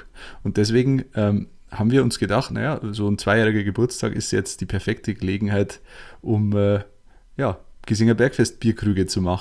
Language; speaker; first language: German; native; German